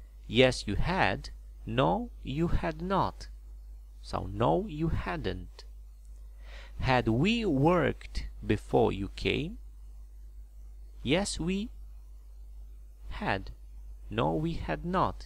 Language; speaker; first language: English; non-native, fluent; Romanian